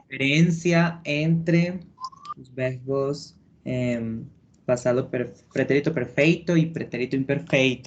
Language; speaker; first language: Portuguese; non-native, learner; Spanish